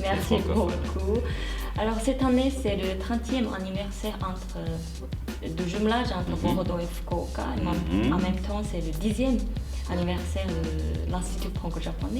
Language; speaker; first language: French; non-native, fluent; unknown